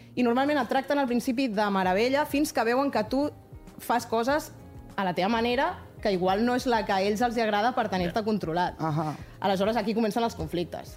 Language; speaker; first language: Catalan; non-native, local second language; Spanish